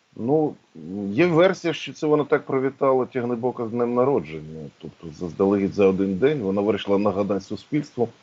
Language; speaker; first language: Ukrainian; native; Ukrainian